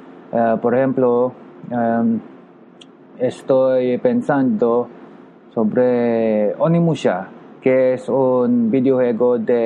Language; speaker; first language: Spanish; non-native, learner; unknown